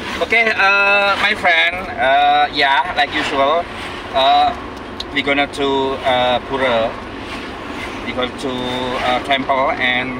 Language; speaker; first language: English; non-native, learner; Indonesian